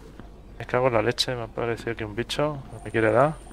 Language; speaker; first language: Spanish; native; Spanish